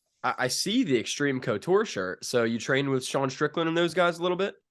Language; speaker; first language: English; native; English